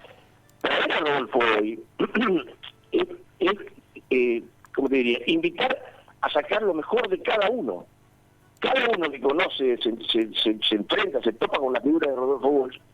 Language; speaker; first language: Spanish; native; Spanish